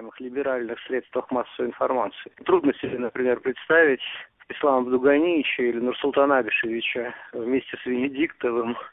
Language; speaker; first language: Russian; native; Russian